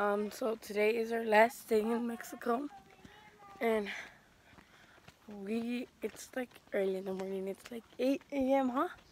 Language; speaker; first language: English; early bilingual, other home language; Spanish